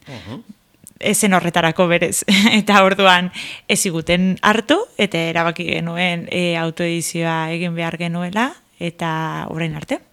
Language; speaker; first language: Basque; non-native, local second language; Spanish